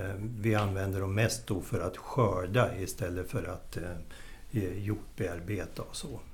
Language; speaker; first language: Swedish; native; Swedish